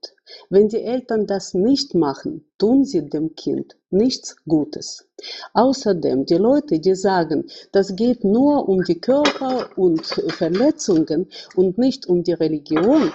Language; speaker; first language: German; non-native, fluent; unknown